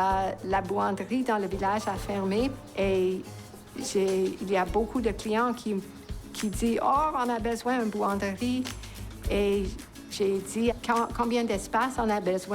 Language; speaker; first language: French; non-native, local second language; English